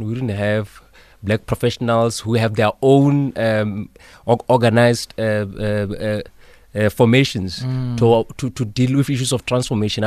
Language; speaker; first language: English; non-native, local second language; Southern Sotho